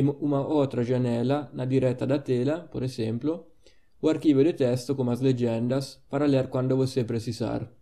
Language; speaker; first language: Portuguese; non-native, fluent; Italian